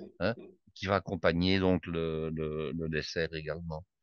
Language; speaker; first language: French; native; French